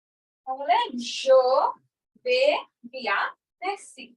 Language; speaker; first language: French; non-native, fluent; Bangla